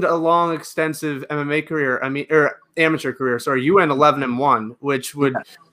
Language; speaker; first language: English; native; English